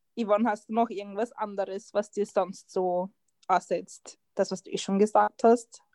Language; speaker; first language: German; early bilingual, other home language; Croatian